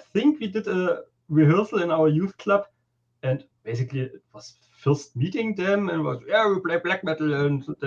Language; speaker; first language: English; non-native, fluent; German